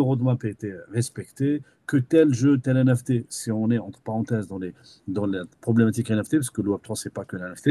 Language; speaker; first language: French; native; French